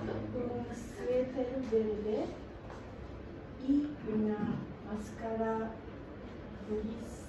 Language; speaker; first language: Spanish; non-native, learner; Japanese